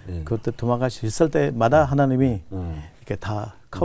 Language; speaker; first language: Korean; non-native, learner; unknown